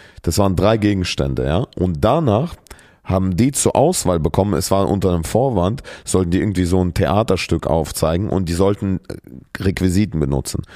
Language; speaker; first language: German; early bilingual, other home language; Russian